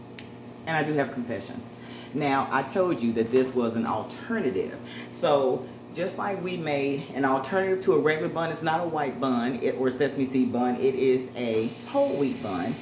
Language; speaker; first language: English; native; English